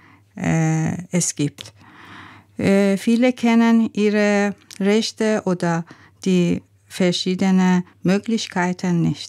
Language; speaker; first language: German; non-native, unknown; Persian